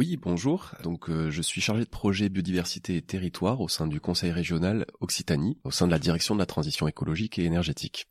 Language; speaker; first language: French; native; French